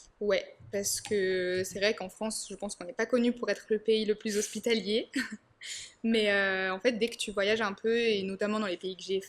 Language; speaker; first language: French; native; French